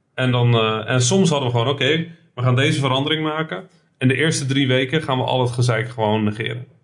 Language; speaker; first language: Dutch; early bilingual, other home language; Arabic